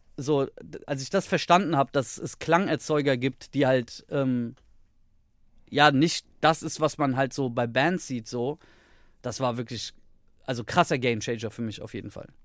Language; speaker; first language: German; early bilingual, heritage; Greek